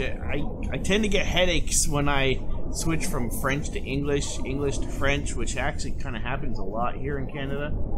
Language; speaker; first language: English; early bilingual, other home language; French